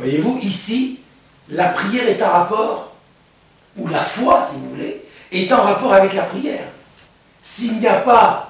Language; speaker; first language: French; native; French